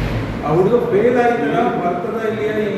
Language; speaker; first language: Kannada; non-native, local second language; Telugu